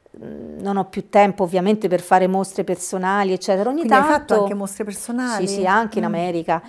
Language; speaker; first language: Italian; native; Italian